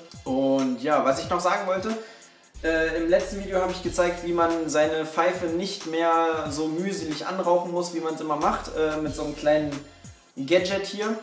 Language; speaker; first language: German; native; German